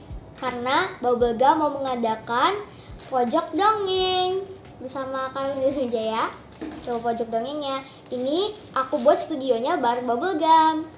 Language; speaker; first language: Indonesian; native; Indonesian